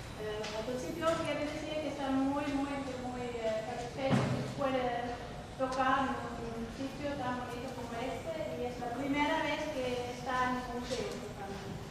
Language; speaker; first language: Spanish; non-native, fluent; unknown